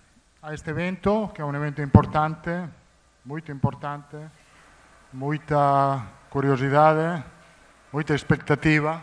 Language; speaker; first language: Portuguese; non-native, learner; Italian